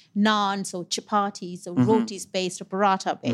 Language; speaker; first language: English; non-native, local second language; Punjabi